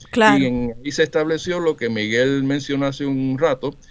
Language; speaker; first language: Spanish; native; Spanish